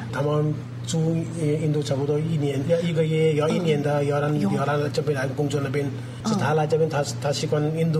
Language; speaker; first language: Chinese; non-native, learner; Hindi